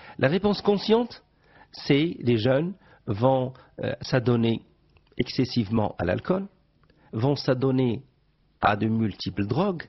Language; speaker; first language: French; non-native, local second language; Arabic